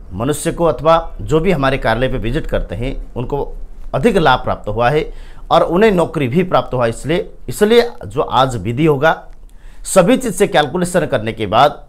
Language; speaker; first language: Hindi; native; Hindi